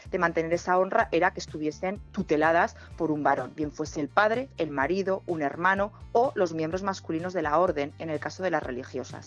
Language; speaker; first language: Spanish; native; Spanish